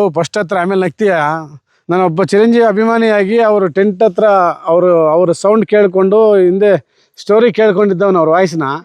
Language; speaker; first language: Kannada; native; Kannada